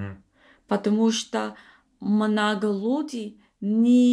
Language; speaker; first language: Russian; non-native, learner; English